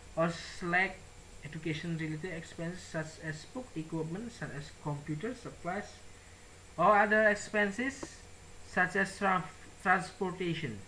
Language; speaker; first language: English; non-native, fluent; Indonesian